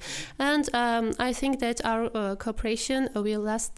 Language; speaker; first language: English; non-native, fluent; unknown